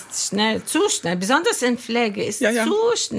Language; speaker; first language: German; non-native, learner; Arabic